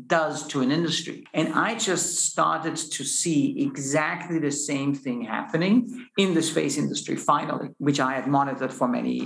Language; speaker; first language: English; non-native, fluent; German